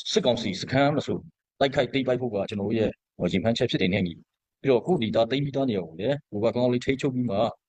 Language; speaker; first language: Burmese; non-native, local second language; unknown